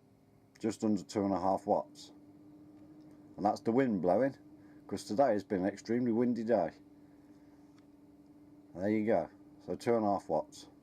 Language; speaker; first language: English; native; English